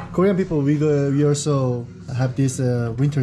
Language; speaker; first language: English; non-native, learner; Korean